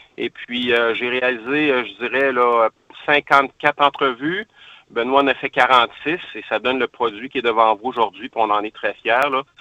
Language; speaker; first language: French; native; French